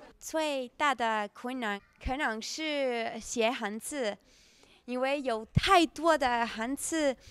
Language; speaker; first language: Chinese; non-native, learner; French